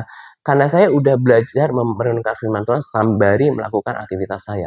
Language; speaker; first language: Indonesian; native; Indonesian